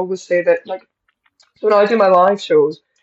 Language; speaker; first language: English; native; English